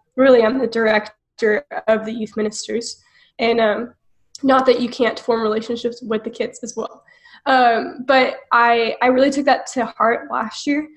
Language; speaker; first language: English; native; English